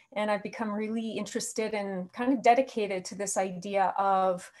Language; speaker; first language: English; native; English